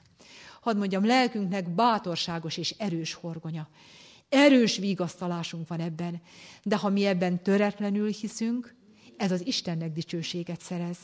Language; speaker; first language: Hungarian; native; Hungarian